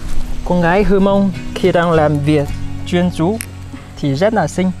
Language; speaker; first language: Vietnamese; non-native, fluent; Chinese